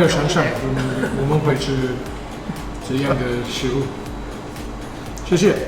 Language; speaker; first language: Chinese; non-native, fluent; English